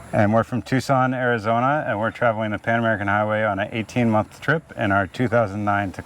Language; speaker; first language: English; native; English